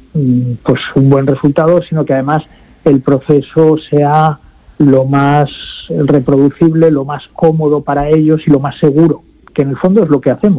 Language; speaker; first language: Spanish; native; Spanish